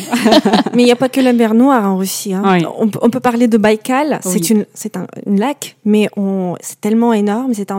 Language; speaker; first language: French; non-native, fluent; Russian